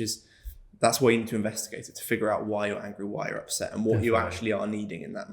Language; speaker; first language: English; native; English